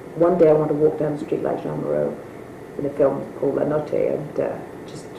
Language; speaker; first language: English; native; English